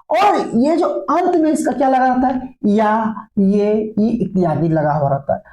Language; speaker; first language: Hindi; native; Hindi